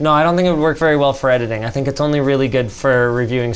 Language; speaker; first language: English; native; English